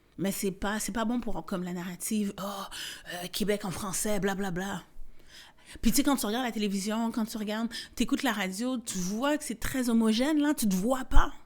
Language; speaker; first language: French; native; French